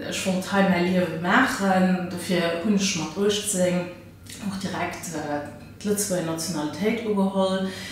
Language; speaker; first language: Luxembourgish; early bilingual, other home language; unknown